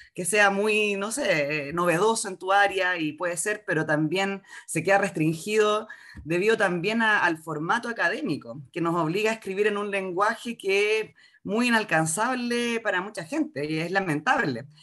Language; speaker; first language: Spanish; native; Spanish